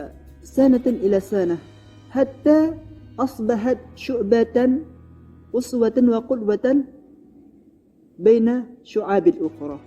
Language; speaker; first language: Arabic; non-native, learner; Indonesian